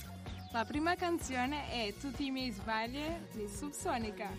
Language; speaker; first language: Italian; non-native, learner; Portuguese